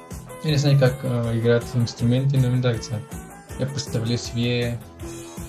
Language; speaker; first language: Russian; non-native, learner; Spanish